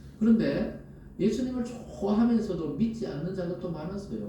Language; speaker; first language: Korean; native; Korean